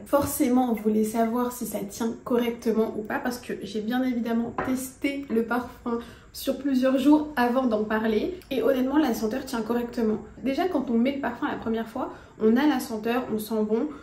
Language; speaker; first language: French; native; French